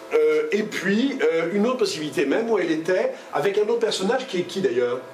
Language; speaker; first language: French; native; French